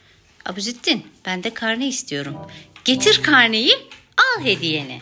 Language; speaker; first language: Turkish; native; Turkish